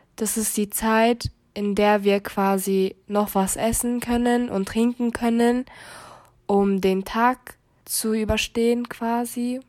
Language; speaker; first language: German; native; German